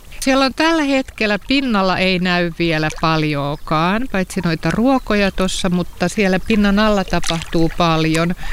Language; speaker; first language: Finnish; native; Finnish